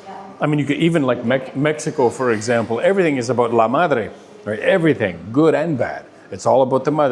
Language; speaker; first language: English; non-native, fluent; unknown